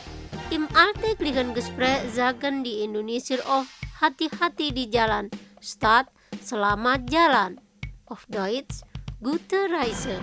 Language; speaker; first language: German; non-native, fluent; Indonesian